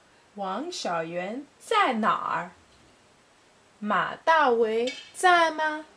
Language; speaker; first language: Chinese; non-native, learner; English